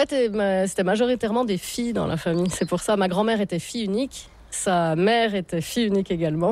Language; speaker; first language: French; native; French